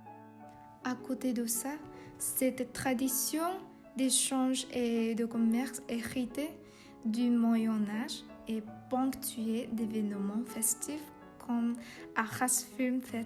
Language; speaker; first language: French; non-native, learner; Vietnamese